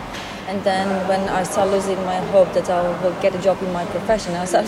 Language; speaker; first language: English; non-native, fluent; Polish